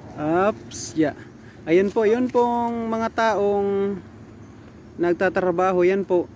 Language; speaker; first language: Filipino; non-native, local second language; Cebuano